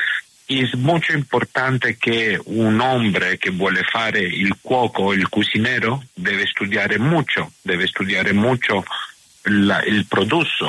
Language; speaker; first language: Spanish; non-native, learner; Italian